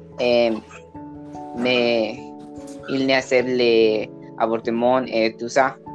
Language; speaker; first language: French; non-native, learner; Spanish